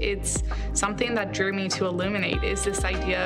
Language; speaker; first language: English; native; English